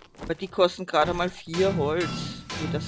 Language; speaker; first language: German; native; German